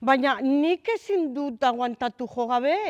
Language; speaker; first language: Basque; non-native, local second language; Spanish